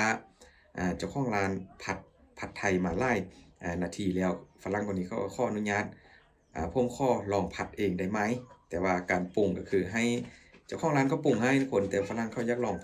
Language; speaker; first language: Thai; non-native, local second language; Northeastern Thai